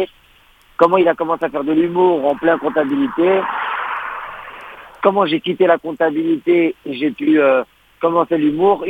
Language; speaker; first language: French; non-native, local second language; Arabic